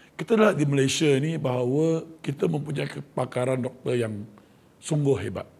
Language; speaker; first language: Malay; non-native, local second language; Chinese